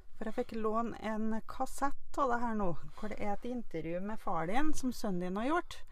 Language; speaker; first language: Norwegian; native; Norwegian